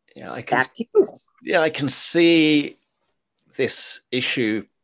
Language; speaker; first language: English; native; English